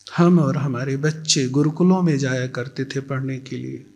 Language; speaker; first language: Hindi; native; Hindi